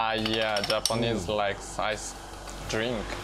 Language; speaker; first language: English; non-native, learner; Japanese